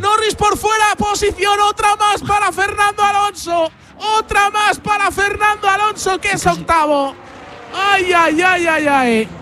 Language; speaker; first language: Spanish; native; Spanish